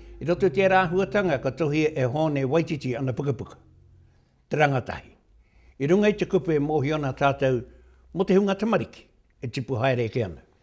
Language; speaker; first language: Māori; native; Māori